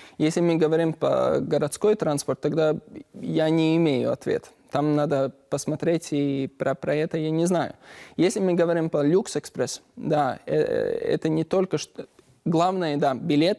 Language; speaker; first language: Russian; non-native, learner; Latvian